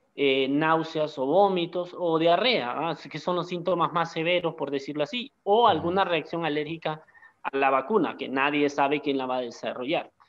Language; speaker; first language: Spanish; native; Spanish